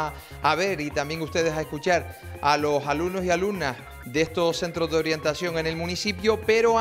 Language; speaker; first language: Spanish; native; Spanish